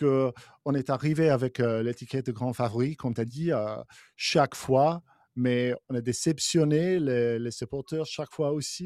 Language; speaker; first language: French; non-native, fluent; English